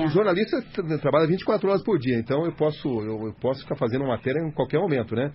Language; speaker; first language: Portuguese; native; Portuguese